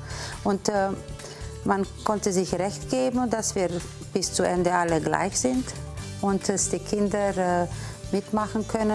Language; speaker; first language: German; non-native, fluent; Romanian